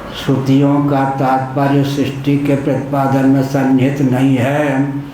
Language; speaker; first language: Hindi; non-native, local second language; Maithili